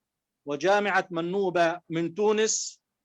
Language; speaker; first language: Arabic; native; Arabic